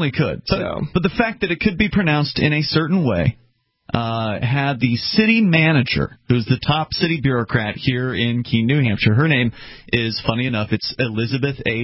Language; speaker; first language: English; native; English